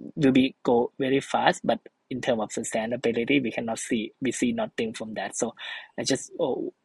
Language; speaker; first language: English; non-native, fluent; Thai